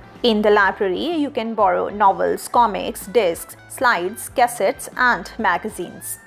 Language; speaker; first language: English; non-native, local second language; Hindi